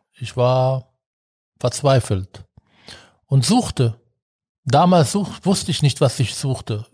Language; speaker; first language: German; non-native, fluent; Arabic